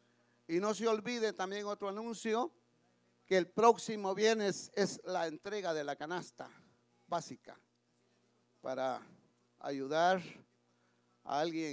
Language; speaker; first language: Spanish; native; Spanish